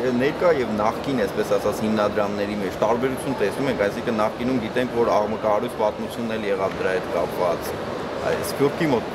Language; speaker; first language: Armenian; native; Armenian